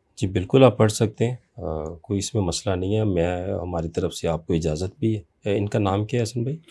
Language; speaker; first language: Urdu; native; Urdu